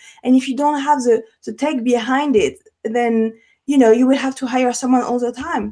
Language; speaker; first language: English; non-native, fluent; French